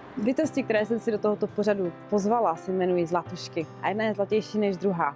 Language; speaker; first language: Czech; native; Czech